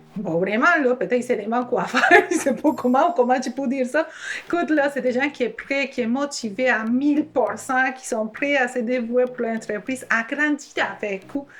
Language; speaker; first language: French; non-native, fluent; Spanish